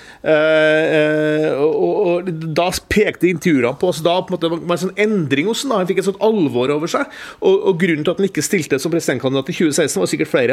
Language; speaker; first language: Norwegian; native; Norwegian